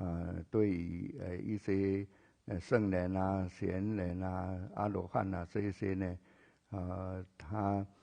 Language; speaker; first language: Chinese; native; Chinese